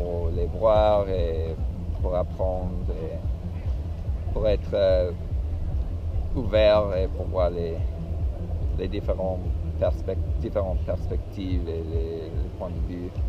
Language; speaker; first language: French; non-native, fluent; English